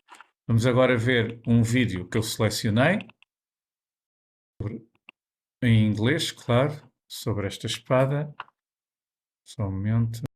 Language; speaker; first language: Portuguese; native; Portuguese